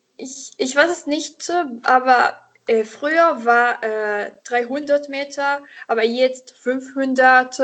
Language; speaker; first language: German; non-native, learner; Italian